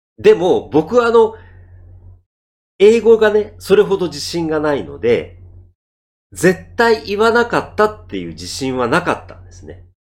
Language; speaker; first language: Japanese; native; Japanese